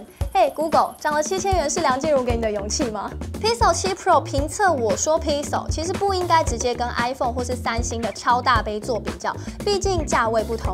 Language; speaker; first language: Chinese; native; Chinese